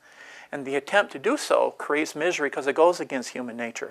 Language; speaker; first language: English; native; English